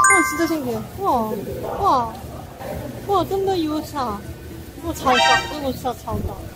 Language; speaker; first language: Chinese; non-native, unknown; Korean